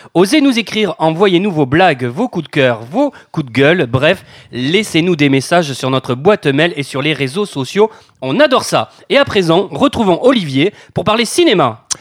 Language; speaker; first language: French; native; French